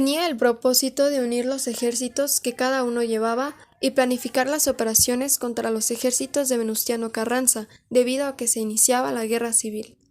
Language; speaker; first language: Spanish; native; Spanish